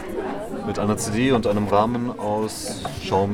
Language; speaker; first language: German; native; German